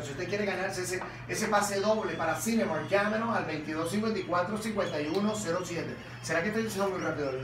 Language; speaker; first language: Spanish; native; Spanish